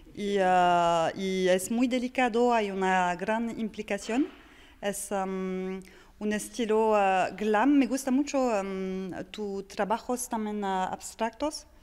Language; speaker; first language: Spanish; non-native, fluent; French